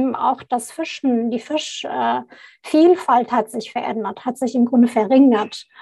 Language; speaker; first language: German; non-native, fluent; Arabic